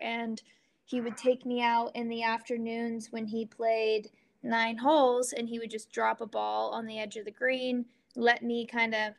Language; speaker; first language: English; native; English